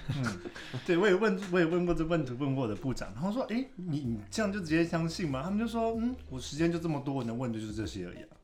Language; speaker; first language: Chinese; native; Chinese